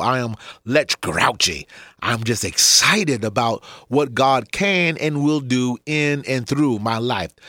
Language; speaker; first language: English; native; English